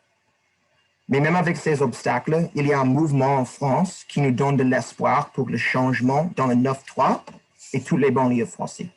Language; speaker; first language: French; non-native, learner; English